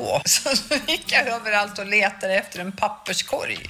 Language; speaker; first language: Swedish; native; Swedish